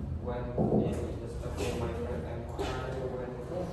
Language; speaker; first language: English; non-native, learner; Indonesian